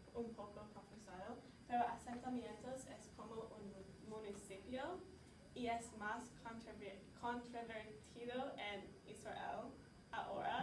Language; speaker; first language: Spanish; non-native, learner; English